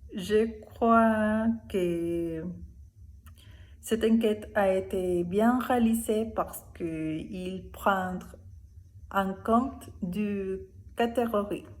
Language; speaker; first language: French; non-native, learner; Spanish